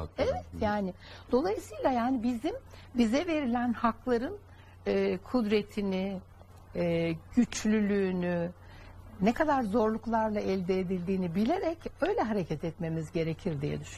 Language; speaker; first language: Turkish; native; Turkish